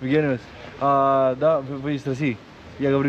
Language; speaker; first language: Russian; non-native, learner; Bulgarian